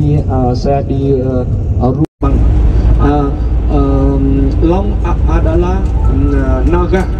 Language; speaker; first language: Indonesian; non-native, learner; Vietnamese